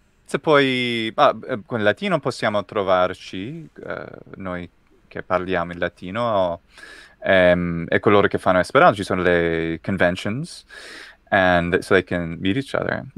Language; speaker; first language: Italian; non-native, fluent; English